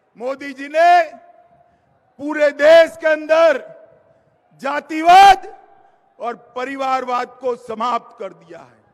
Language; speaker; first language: Hindi; non-native, local second language; Gujarati